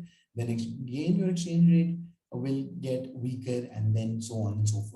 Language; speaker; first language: English; non-native, local second language; Urdu